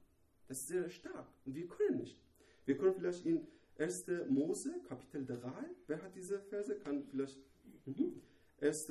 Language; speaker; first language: German; non-native, learner; Persian